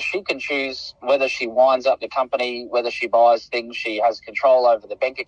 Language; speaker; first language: English; native; English